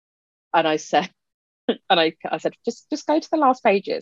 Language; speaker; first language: English; non-native, local second language; Punjabi